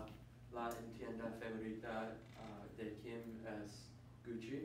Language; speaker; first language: Spanish; non-native, learner; English